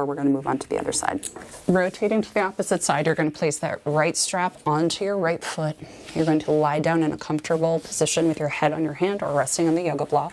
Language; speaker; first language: English; native; English